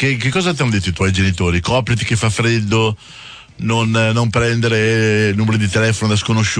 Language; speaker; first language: Italian; native; Italian